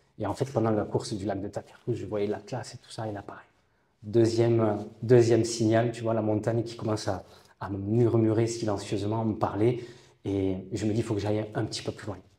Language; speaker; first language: French; native; French